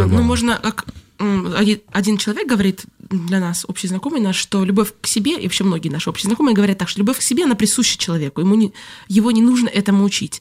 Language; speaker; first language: Russian; native; Russian